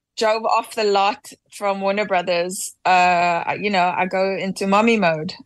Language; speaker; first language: English; native; English